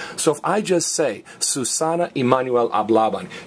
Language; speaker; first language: English; native; English